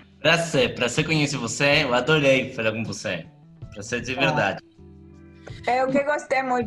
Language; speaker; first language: Portuguese; non-native, learner; Spanish